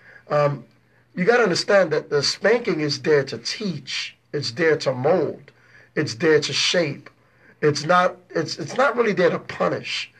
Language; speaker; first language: English; early bilingual, other home language; Haitian Creole